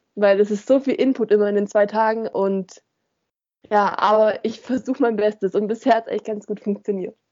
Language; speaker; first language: German; native; German